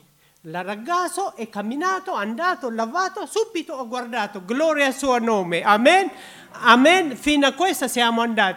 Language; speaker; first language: Italian; non-native, learner; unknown